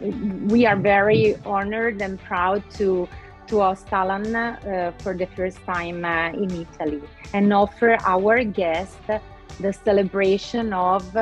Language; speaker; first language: English; non-native, local second language; Italian